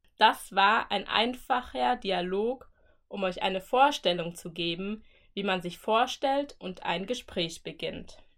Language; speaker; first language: German; native; German